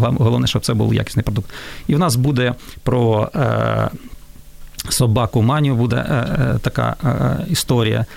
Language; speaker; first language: Ukrainian; non-native, local second language; Russian